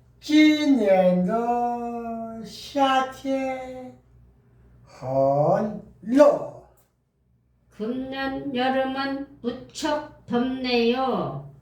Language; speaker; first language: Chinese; non-native, learner; Korean